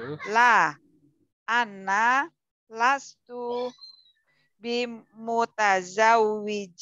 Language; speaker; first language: Arabic; non-native, learner; Indonesian